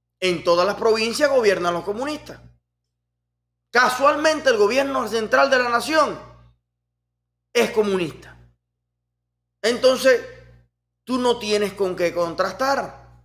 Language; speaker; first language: Spanish; native; Spanish